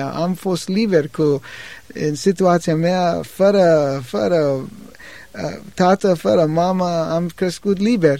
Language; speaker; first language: Romanian; non-native, learner; English